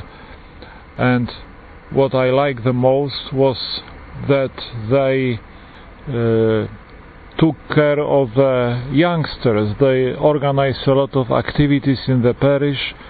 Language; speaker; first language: English; non-native, fluent; Polish